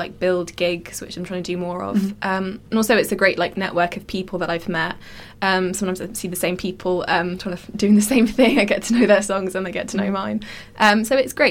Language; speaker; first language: English; native; English